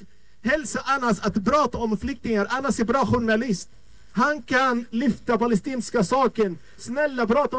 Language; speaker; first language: Swedish; non-native, learner; Arabic